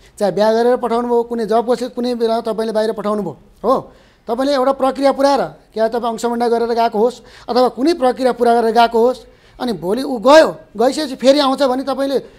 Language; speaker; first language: Nepali; native; Nepali